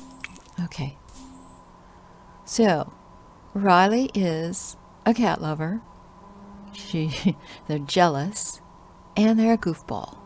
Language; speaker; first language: English; native; English